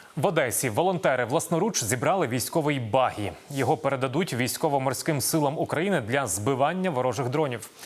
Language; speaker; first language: Ukrainian; native; Ukrainian